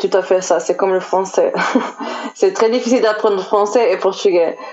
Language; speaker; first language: French; non-native, learner; Portuguese